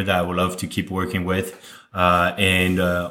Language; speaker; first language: English; non-native, fluent; French